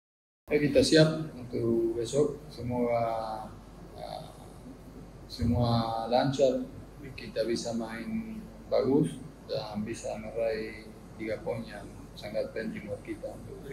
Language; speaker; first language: Indonesian; non-native, fluent; Spanish